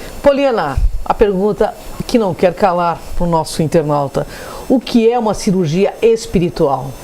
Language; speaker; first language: Portuguese; native; Portuguese